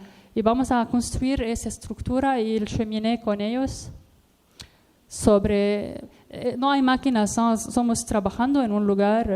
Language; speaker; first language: Spanish; non-native, learner; Arabic